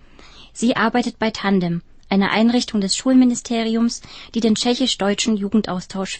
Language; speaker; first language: German; native; German